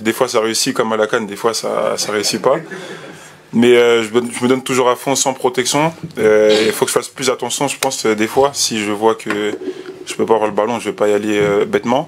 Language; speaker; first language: French; native; French